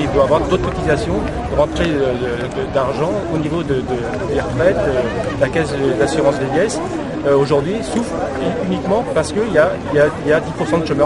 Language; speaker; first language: French; native; French